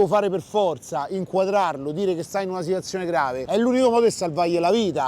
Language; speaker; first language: Italian; native; Italian